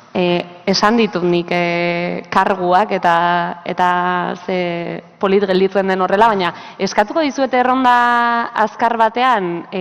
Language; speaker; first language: Basque; native; Basque